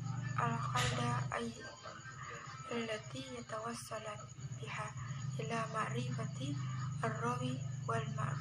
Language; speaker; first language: Arabic; non-native, learner; Indonesian